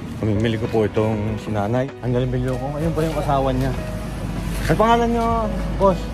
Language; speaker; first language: Filipino; native; Filipino